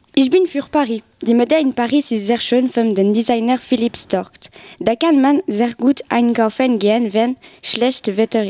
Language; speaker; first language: German; non-native, learner; French